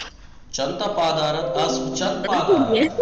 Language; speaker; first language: Persian; non-native, fluent; Urdu